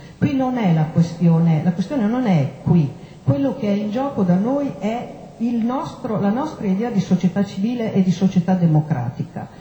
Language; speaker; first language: Italian; native; Italian